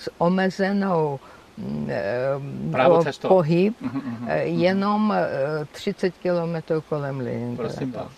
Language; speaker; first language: Czech; non-native, fluent; Georgian